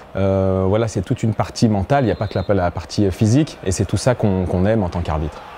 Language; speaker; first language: French; native; French